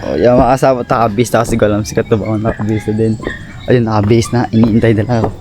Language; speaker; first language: Filipino; native; Filipino